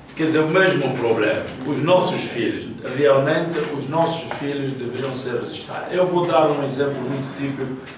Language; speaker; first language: Portuguese; native; Portuguese